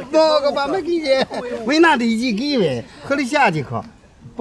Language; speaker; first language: Russian; non-native, learner; Chinese